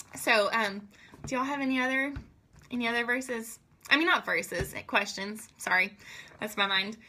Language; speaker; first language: English; native; English